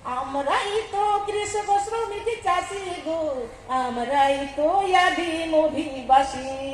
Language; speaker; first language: Bangla; non-native, local second language; Santali